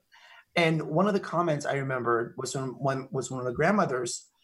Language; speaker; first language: English; native; English